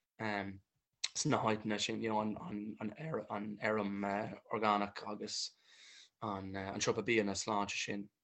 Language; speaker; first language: Irish; non-native, local second language; English